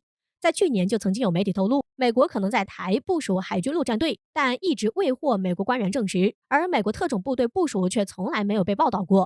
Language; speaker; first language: Chinese; native; Chinese